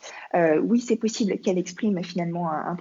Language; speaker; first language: French; native; French